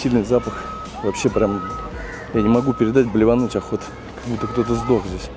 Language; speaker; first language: Russian; native; Russian